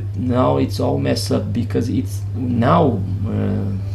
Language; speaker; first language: English; non-native, fluent; Portuguese